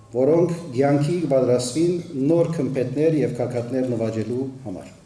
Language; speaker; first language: Armenian; early bilingual, heritage; Armenian